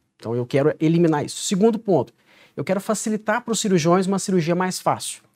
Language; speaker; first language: Portuguese; native; Portuguese